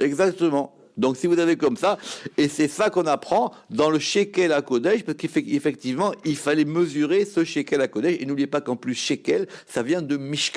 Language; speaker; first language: French; native; French